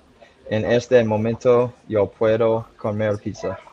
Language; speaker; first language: Spanish; non-native, learner; English